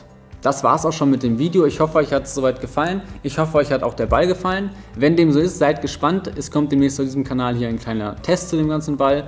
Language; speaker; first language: German; native; German